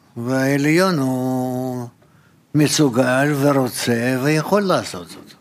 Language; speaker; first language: Hebrew; non-native, fluent; Russian